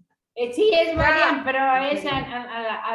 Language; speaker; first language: Catalan; non-native, fluent; Spanish